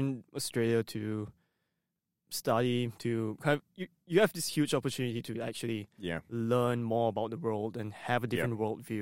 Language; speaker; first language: English; non-native, local second language; Cantonese